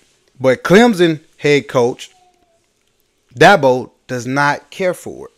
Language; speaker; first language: English; native; English